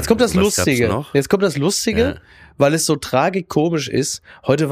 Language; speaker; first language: German; native; German